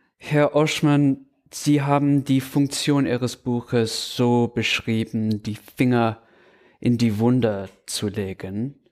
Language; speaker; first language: German; non-native, fluent; English